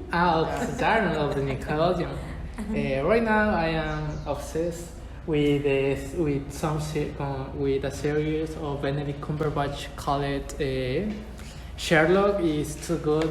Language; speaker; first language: English; non-native, learner; Spanish